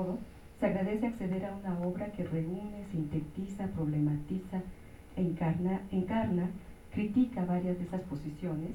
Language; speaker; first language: Spanish; native; Spanish